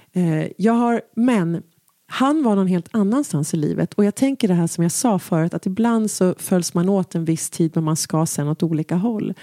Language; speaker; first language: Swedish; native; Swedish